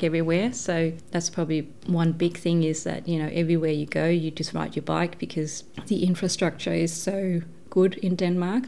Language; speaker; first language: English; non-native, fluent; Danish